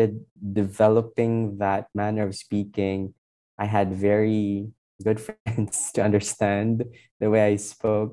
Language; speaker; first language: English; non-native, local second language; Filipino